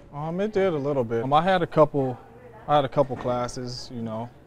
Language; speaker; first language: English; native; English